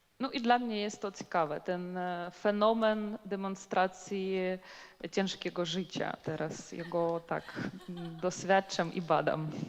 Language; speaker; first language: Polish; non-native, learner; Ukrainian